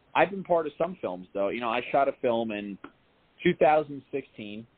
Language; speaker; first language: English; native; English